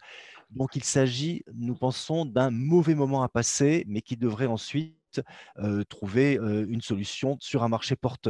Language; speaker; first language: French; native; French